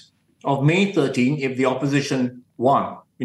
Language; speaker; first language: English; non-native, local second language; Min Nan Chinese